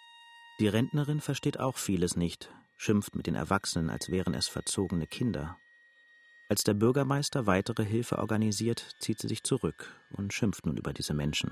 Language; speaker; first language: German; native; German